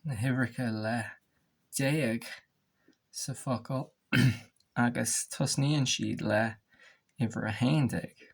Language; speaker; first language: Irish; non-native, local second language; English